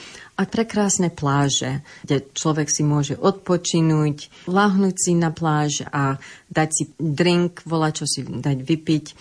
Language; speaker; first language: Slovak; early bilingual, heritage; English